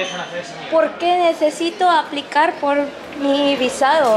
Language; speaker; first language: Spanish; non-native, fluent; English